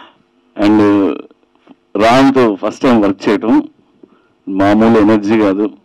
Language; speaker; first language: Telugu; native; Telugu